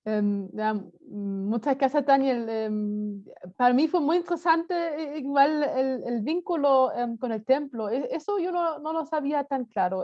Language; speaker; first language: Spanish; non-native, fluent; German